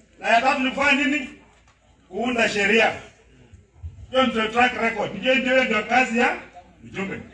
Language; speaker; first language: Swahili; non-native, local second language; Luyia